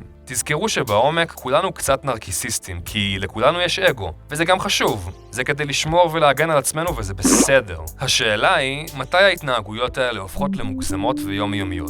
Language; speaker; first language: Hebrew; native; Hebrew